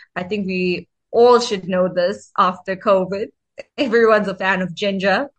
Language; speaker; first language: English; native; English